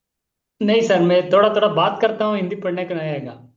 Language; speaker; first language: Hindi; non-native, local second language; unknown